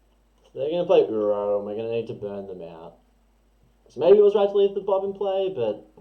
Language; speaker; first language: English; native; English